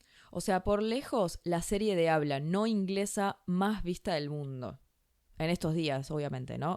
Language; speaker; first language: Spanish; native; Spanish